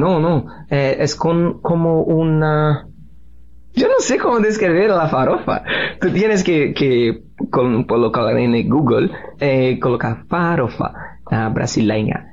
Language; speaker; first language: Spanish; non-native, learner; Portuguese